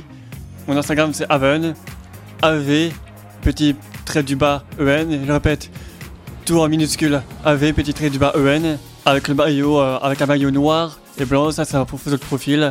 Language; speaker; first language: French; native; French